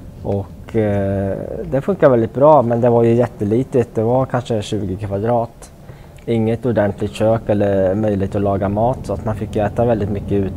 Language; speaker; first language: Swedish; native; Swedish